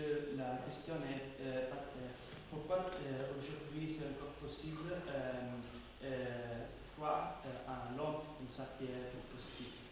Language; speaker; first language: French; non-native, fluent; Italian